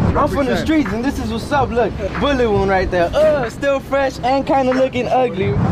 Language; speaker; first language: English; native; English